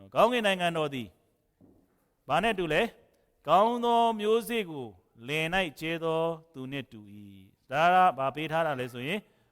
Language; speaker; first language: Burmese; non-native, local second language; Kachin